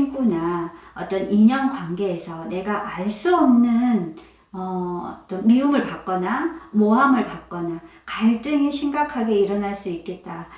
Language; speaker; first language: Korean; native; Korean